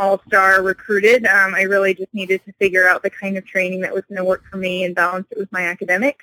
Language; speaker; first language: English; native; English